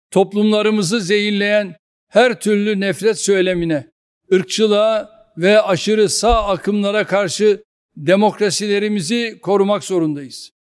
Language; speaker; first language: Turkish; native; Turkish